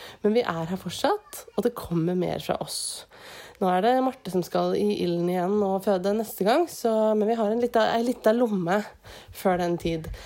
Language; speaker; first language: Norwegian; native; Norwegian